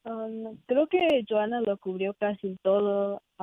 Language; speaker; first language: Spanish; early bilingual, heritage; Spanish